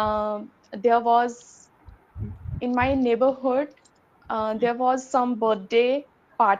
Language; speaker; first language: English; non-native, learner; Hindi